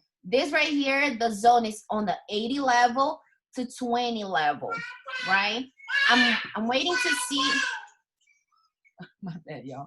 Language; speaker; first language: English; non-native, fluent; Portuguese